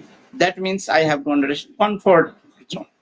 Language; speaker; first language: English; non-native, learner; Maithili